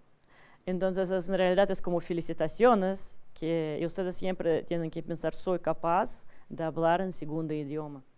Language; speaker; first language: Spanish; non-native, learner; Russian